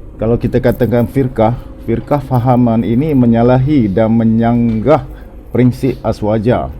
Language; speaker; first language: Malay; native; Malay